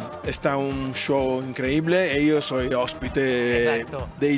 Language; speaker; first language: Spanish; non-native, learner; Italian